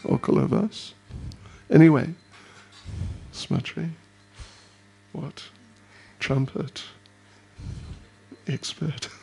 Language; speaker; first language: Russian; non-native, learner; English